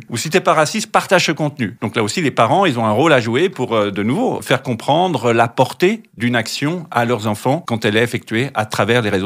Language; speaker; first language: French; native; French